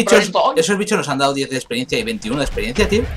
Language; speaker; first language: Spanish; native; Spanish